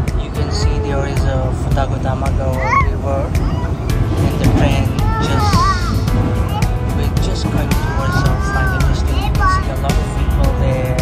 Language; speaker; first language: English; non-native, local second language; Urdu